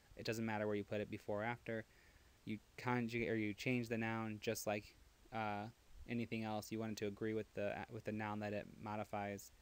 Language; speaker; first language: English; native; English